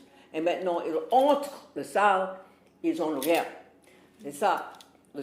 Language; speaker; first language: French; non-native, fluent; English